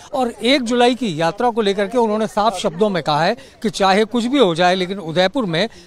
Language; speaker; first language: Hindi; native; Hindi